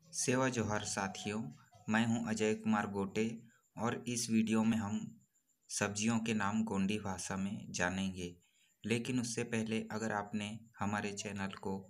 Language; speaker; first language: Hindi; non-native, local second language; Gondi